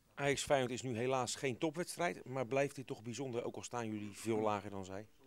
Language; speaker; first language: Dutch; native; Dutch